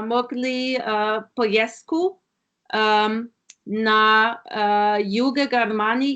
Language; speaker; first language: Russian; non-native, learner; German